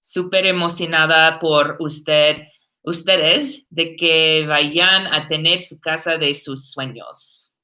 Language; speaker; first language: Spanish; non-native, learner; English